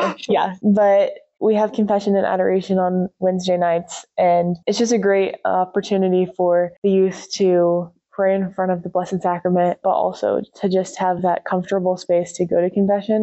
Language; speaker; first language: English; native; English